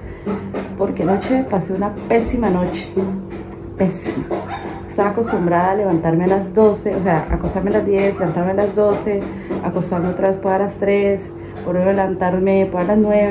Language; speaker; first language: Spanish; native; Spanish